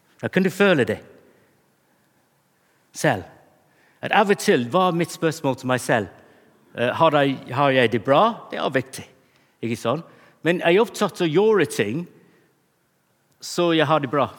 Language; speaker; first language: Norwegian; non-native, fluent; English